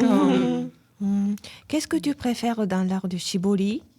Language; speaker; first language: French; non-native, learner; Japanese